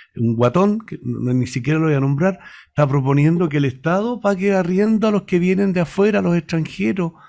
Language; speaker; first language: Spanish; native; Spanish